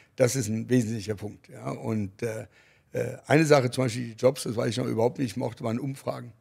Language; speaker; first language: German; early bilingual, other home language; English